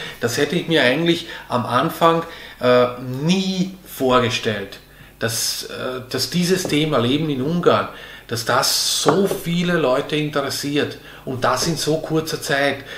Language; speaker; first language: German; early bilingual, other home language; Hungarian